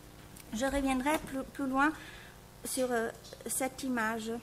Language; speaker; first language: French; native; French